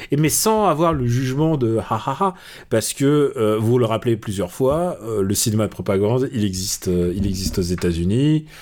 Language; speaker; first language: French; native; French